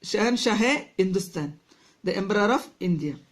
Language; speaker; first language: English; non-native, local second language; Malayalam